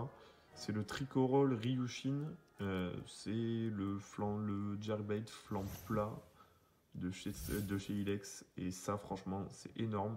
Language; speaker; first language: French; native; French